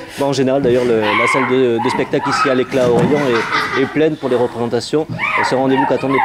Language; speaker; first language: French; native; French